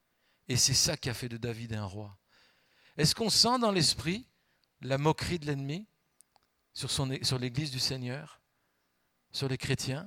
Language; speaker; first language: French; native; French